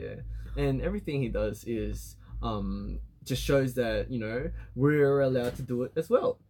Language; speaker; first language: English; early bilingual, other home language; Korean